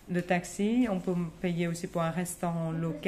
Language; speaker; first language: French; non-native, fluent; Vietnamese